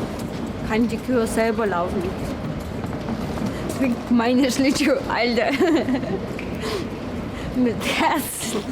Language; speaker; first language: German; non-native, fluent; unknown